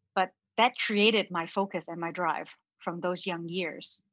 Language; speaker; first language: English; early bilingual, other home language; Cantonese